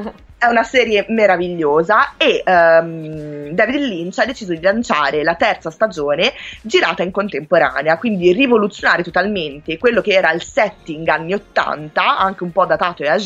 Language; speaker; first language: Italian; native; Italian